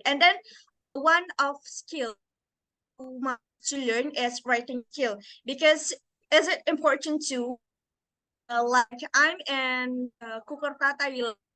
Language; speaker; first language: English; non-native, learner; Indonesian